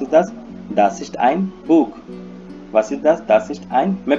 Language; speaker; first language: German; non-native, fluent; Hindi